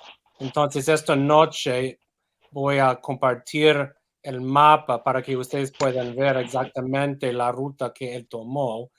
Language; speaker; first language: Spanish; non-native, fluent; English